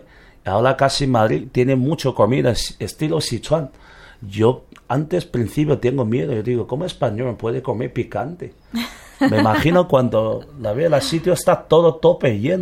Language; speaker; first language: Spanish; non-native, learner; Chinese